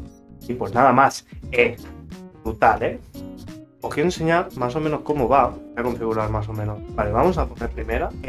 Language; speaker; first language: Spanish; native; Spanish